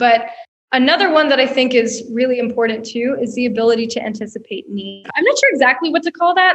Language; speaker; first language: English; native; English